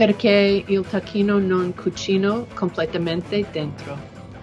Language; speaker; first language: Italian; non-native, learner; English